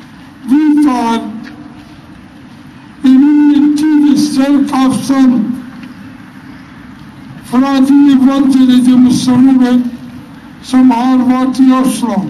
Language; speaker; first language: Norwegian; non-native, fluent; Arabic